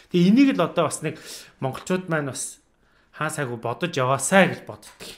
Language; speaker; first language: Mongolian; native; Mongolian